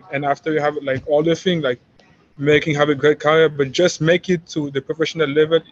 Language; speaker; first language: English; non-native, fluent; French